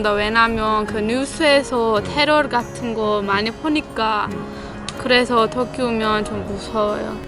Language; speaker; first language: Korean; non-native, learner; Turkish